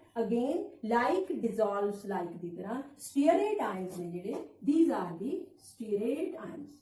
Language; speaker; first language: English; non-native, local second language; Punjabi